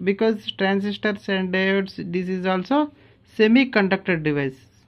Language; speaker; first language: English; non-native, local second language; Telugu